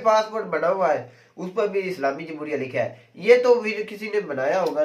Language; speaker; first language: Urdu; non-native, local second language; Kashmiri